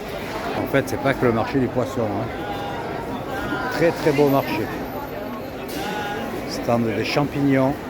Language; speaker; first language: French; native; French